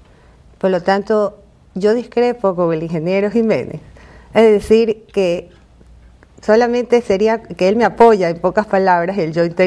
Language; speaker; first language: Spanish; native; Spanish